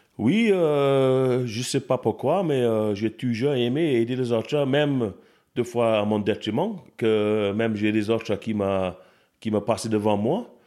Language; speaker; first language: French; non-native, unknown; English